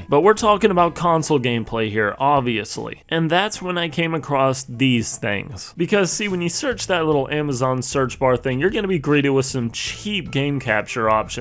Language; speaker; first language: English; native; English